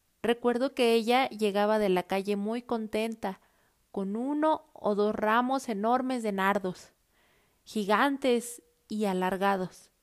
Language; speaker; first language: Spanish; native; Spanish